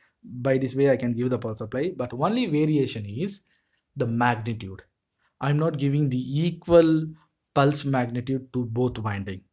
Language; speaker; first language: English; non-native, local second language; Tamil